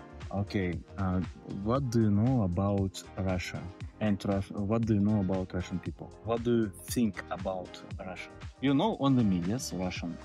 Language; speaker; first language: English; non-native, learner; Russian